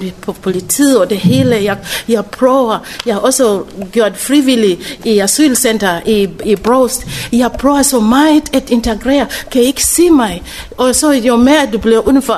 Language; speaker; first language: Danish; non-native, fluent; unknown